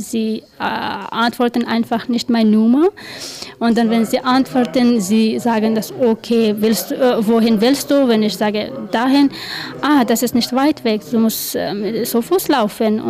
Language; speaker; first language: German; non-native, learner; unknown